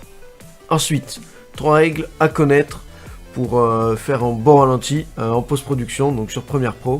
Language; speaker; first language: French; native; French